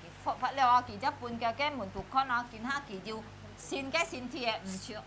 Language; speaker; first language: Chinese; early bilingual, heritage; Hakka Chinese